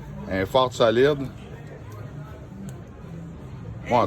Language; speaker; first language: French; native; French